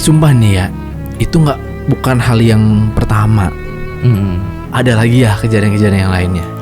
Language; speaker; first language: Indonesian; native; Indonesian